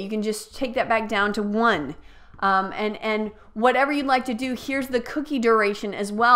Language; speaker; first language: English; native; English